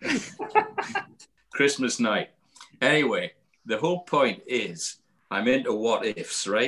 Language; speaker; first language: English; native; English